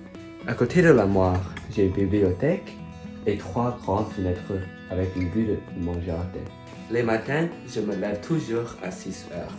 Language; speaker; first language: French; non-native, learner; English